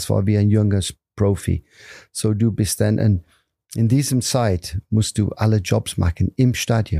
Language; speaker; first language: German; non-native, fluent; English